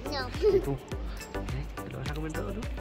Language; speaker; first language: Spanish; native; Spanish